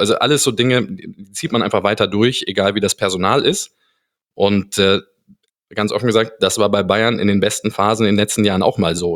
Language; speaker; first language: German; native; German